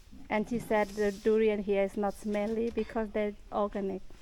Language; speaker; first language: English; non-native, fluent; Thai